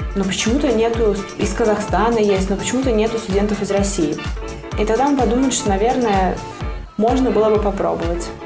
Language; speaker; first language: Russian; native; Russian